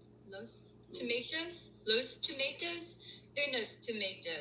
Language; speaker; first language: Spanish; non-native, learner; English